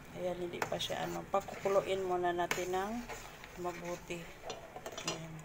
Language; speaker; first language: Filipino; non-native, local second language; Cebuano